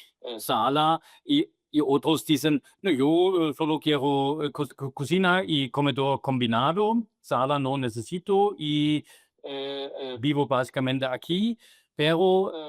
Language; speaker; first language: Spanish; non-native, fluent; German